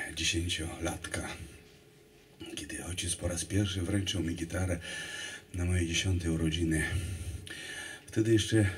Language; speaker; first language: Polish; non-native, fluent; Russian